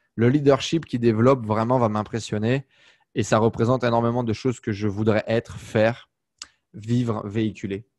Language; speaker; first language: French; native; French